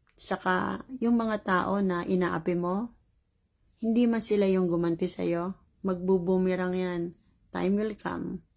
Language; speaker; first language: Filipino; native; Filipino